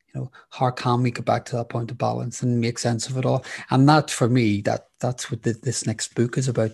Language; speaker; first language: English; native; English